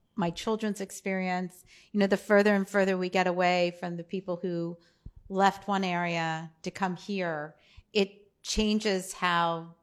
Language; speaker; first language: English; native; English